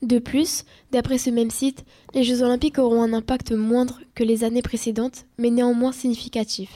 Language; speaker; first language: French; native; French